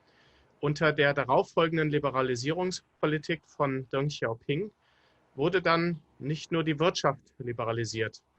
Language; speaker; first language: German; native; German